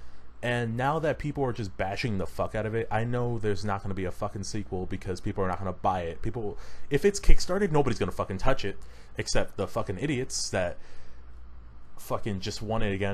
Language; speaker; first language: English; native; English